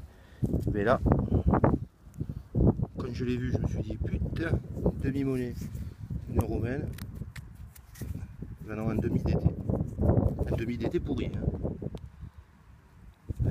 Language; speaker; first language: French; native; French